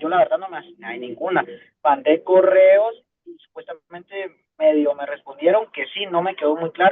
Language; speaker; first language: Spanish; native; Spanish